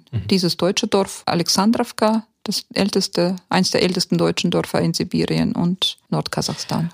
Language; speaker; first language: German; early bilingual, heritage; German